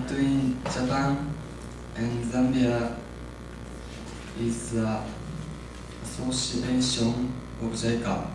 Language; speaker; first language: English; non-native, learner; Japanese